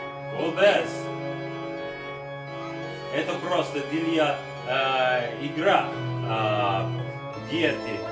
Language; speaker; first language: Russian; non-native, learner; English